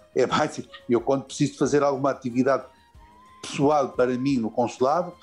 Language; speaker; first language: Portuguese; native; Portuguese